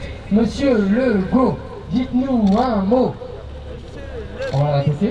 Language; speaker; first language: French; native; French